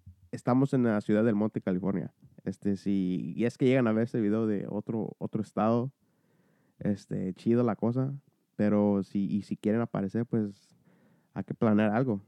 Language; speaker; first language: Spanish; early bilingual, heritage; Spanish